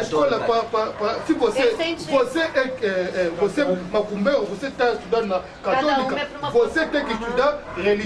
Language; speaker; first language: Portuguese; non-native, learner; Lingala